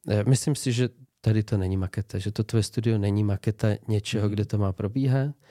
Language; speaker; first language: Czech; native; Czech